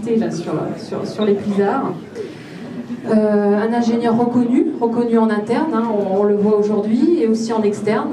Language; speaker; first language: French; native; French